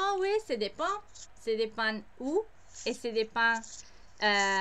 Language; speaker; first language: French; non-native, learner; English